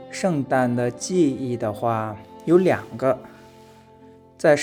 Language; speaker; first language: Chinese; native; Chinese